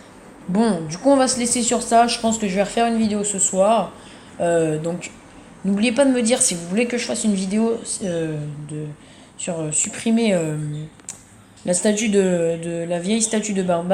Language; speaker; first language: French; native; French